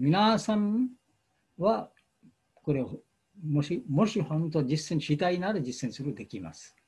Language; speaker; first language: Japanese; non-native, fluent; Bangla